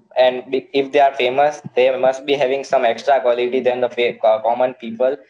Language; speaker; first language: English; non-native, local second language; Gujarati